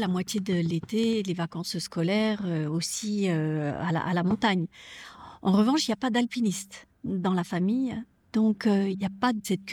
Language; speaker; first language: French; native; French